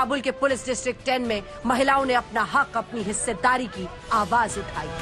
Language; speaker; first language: Hindi; native; Hindi